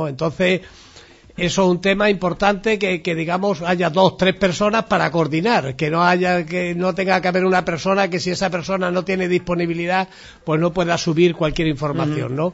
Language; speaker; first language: Spanish; native; Spanish